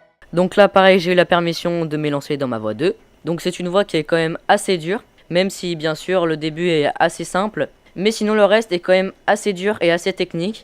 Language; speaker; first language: French; native; French